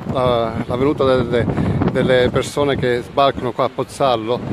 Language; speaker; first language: Italian; native; Italian